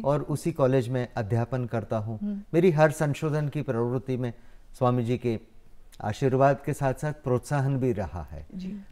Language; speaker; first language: Hindi; non-native, local second language; Gujarati